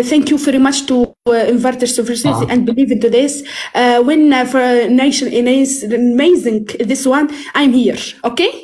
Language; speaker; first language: English; non-native, learner; Arabic